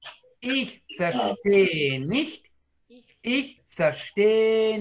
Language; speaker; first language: German; non-native, fluent; Spanish